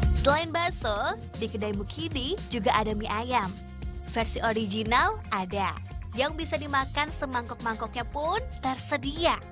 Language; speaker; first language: Indonesian; native; Indonesian